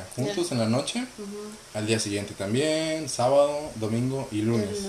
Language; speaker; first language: Spanish; native; Spanish